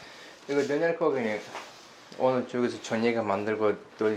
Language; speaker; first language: Korean; non-native, learner; Turkish